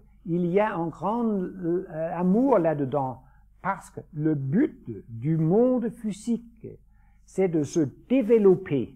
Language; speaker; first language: French; non-native, fluent; Danish